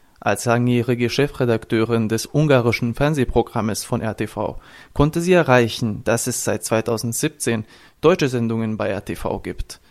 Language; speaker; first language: German; non-native, fluent; Serbian